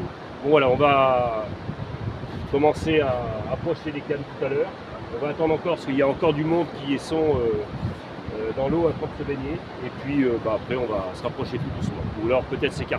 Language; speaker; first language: French; native; French